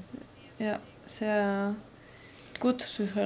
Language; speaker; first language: German; non-native, learner; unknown